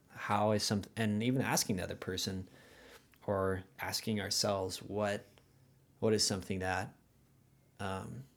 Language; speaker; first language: English; native; English